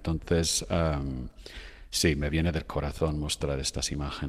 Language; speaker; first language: Spanish; non-native, fluent; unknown